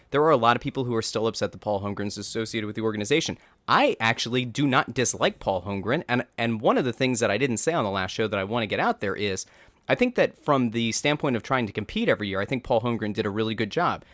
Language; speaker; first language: English; native; English